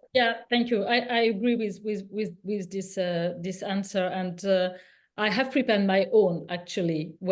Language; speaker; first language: English; non-native, fluent; French